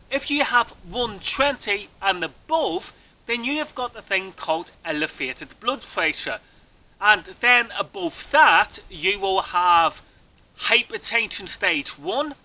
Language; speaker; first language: English; native; English